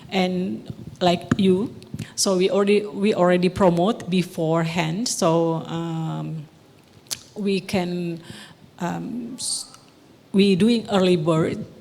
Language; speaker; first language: English; non-native, local second language; Indonesian